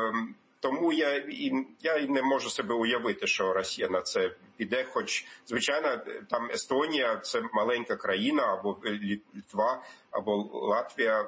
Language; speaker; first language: Ukrainian; non-native, fluent; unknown